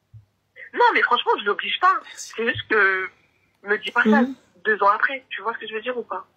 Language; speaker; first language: French; native; French